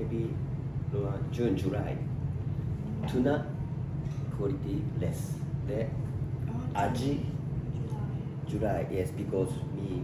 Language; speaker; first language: English; non-native, learner; Japanese